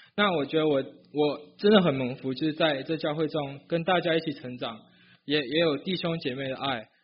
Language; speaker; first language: Chinese; native; Chinese